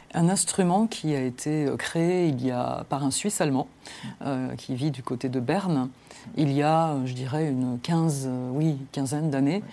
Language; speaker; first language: French; native; French